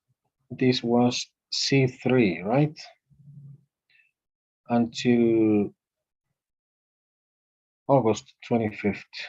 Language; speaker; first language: English; non-native, fluent; Spanish